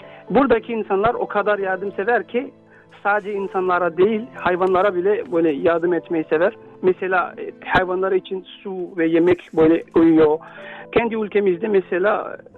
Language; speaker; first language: Turkish; non-native, fluent; Indonesian